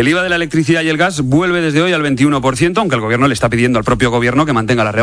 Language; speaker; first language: Spanish; native; Spanish